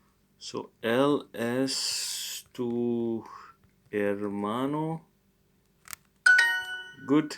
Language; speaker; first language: Spanish; non-native, learner; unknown